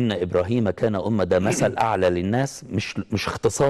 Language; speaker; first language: Arabic; native; Arabic